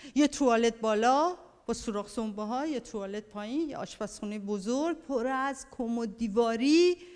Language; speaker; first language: Persian; native; Persian